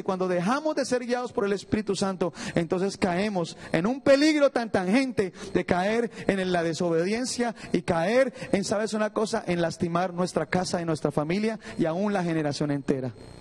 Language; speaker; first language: Spanish; native; Spanish